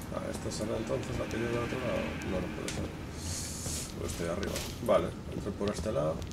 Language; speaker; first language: Spanish; native; Spanish